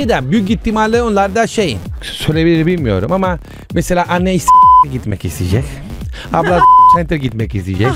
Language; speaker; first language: Turkish; non-native, learner; Italian